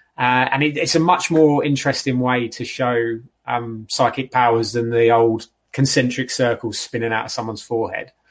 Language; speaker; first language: English; native; English